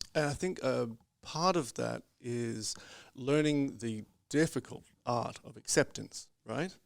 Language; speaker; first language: English; native; English